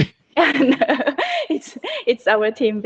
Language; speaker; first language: English; non-native, learner; Japanese